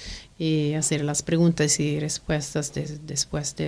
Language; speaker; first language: Spanish; non-native, fluent; Italian